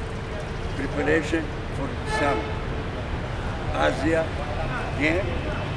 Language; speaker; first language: English; non-native, learner; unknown